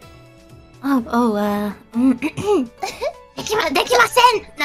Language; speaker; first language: Japanese; non-native, learner; English